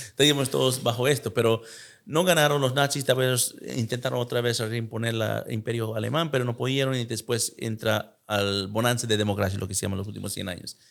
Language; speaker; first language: Spanish; early bilingual, heritage; Spanish